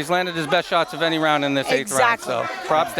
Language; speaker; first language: English; native; English